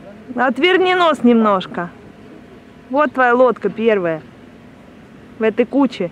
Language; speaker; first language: Russian; native; Russian